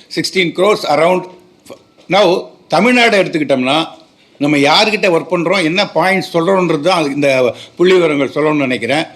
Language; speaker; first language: Tamil; native; Tamil